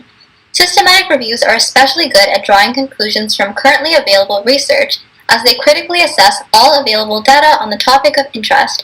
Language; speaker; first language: English; native; English